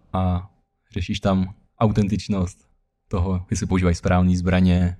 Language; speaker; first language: Czech; early bilingual, other home language; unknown